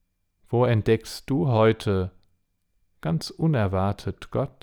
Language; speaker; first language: German; native; German